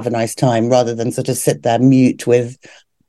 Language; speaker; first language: English; native; English